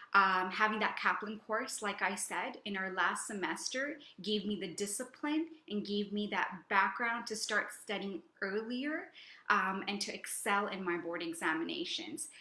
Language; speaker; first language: English; native; English